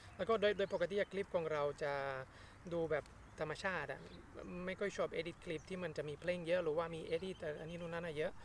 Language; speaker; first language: Thai; non-native, fluent; Spanish